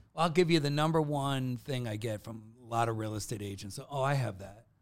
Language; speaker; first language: English; native; English